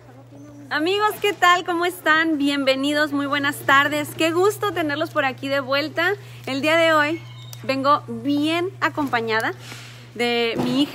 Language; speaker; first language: Spanish; native; Spanish